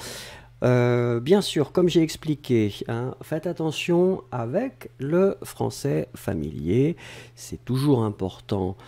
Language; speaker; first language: French; native; French